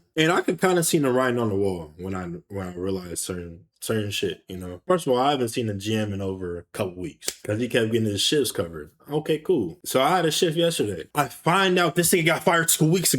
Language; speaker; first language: English; native; English